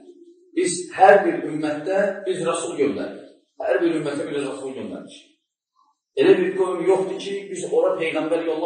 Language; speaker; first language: Turkish; non-native, learner; Azerbaijani